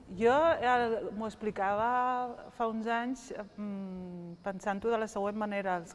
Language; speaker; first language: Catalan; early bilingual, other home language; Riffian